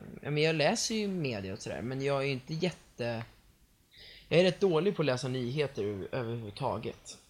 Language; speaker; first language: Swedish; native; Swedish